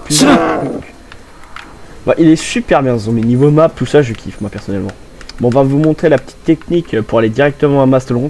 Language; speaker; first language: French; native; French